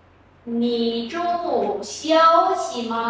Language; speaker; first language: Chinese; non-native, fluent; Vietnamese